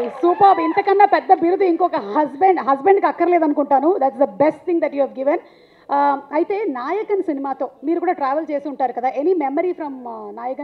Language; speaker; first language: Telugu; native; Telugu